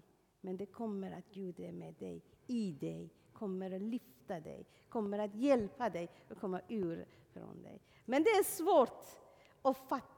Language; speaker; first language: Swedish; non-native, fluent; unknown